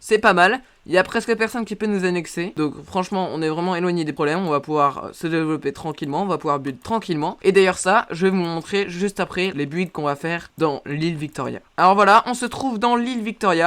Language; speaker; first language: French; native; French